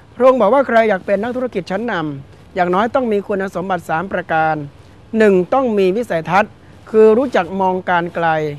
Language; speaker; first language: Thai; native; Thai